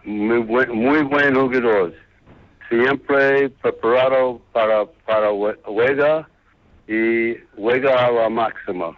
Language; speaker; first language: Spanish; non-native, learner; English